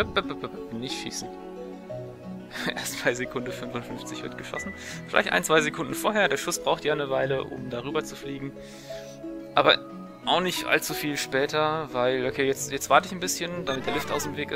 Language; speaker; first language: German; native; German